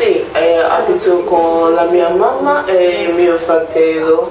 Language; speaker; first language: Italian; non-native, learner; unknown